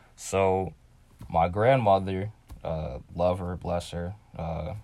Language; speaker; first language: English; native; English